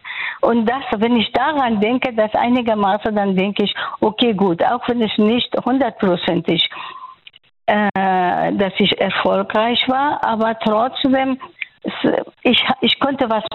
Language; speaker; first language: German; non-native, fluent; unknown